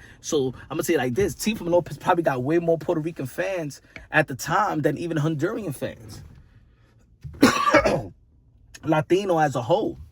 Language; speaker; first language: English; native; English